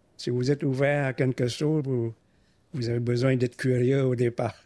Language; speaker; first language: French; non-native, fluent; Vietnamese